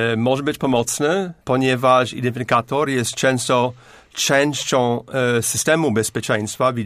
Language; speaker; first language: Polish; non-native, fluent; English